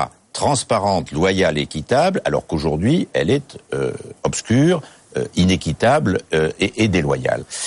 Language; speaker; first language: French; native; French